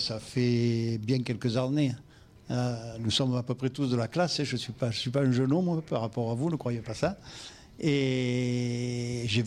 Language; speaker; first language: French; native; French